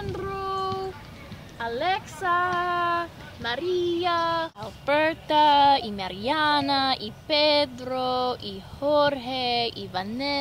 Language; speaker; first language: Spanish; non-native, learner; English